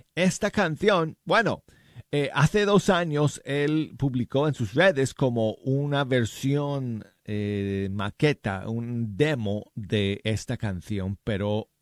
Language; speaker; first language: Spanish; non-native, fluent; English